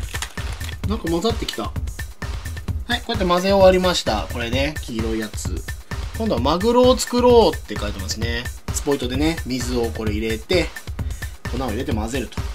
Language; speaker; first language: Japanese; native; Japanese